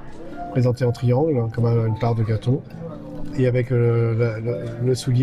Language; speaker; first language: French; native; French